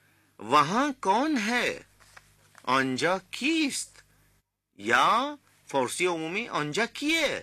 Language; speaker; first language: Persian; non-native, fluent; Urdu